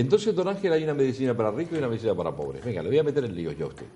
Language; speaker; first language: Spanish; native; Spanish